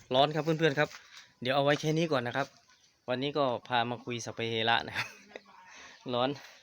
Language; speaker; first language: Thai; native; Thai